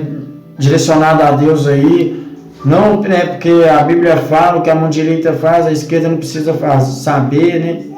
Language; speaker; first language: Portuguese; native; Portuguese